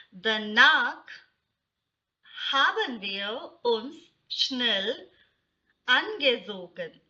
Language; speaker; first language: German; non-native, fluent; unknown